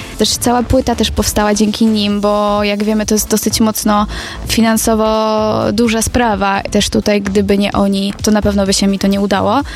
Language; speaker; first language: Polish; native; Polish